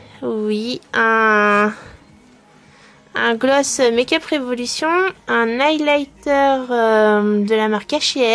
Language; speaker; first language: French; native; French